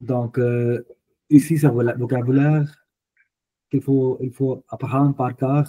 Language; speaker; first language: French; non-native, fluent; Hindi